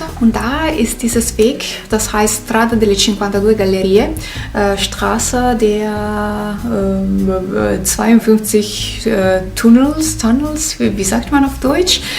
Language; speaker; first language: German; non-native, fluent; Italian